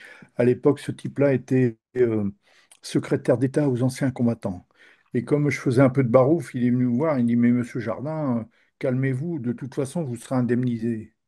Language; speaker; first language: French; native; French